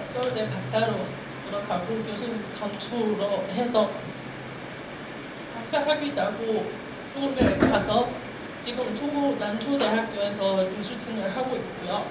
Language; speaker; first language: Korean; non-native, fluent; Chinese